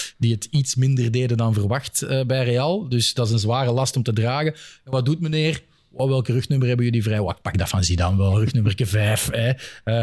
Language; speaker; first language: Dutch; native; Dutch